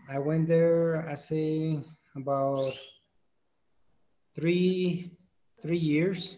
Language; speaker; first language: English; early bilingual, other home language; Spanish